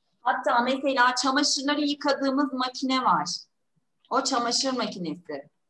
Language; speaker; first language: Turkish; native; Turkish